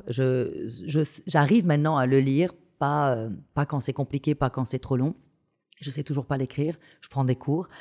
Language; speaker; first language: French; native; French